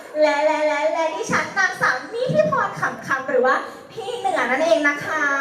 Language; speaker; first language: Thai; native; Thai